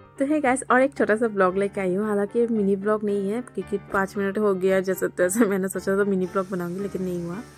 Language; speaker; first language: Hindi; non-native, local second language; Bangla